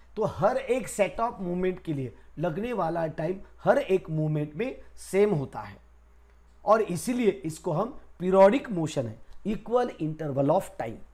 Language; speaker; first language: Hindi; non-native, local second language; Marathi